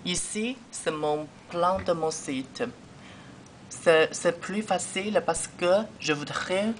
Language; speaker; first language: French; non-native, learner; Chinese